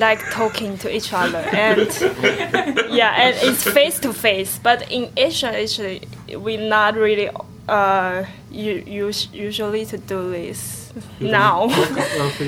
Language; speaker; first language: English; non-native, learner; Chinese